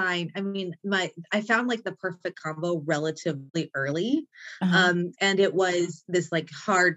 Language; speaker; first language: English; native; English